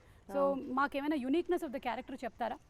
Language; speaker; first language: Telugu; native; Telugu